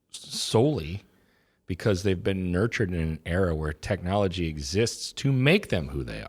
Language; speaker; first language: English; native; English